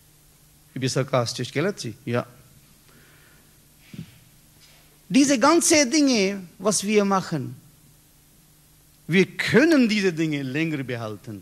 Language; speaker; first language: German; non-native, learner; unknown